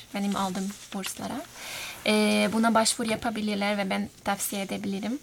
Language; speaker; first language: Turkish; non-native, fluent; Hungarian